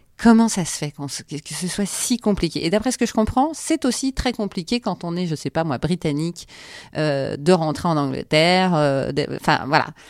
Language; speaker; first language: French; native; French